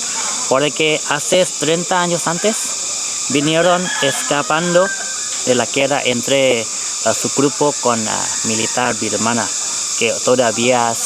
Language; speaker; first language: Spanish; non-native, fluent; Thai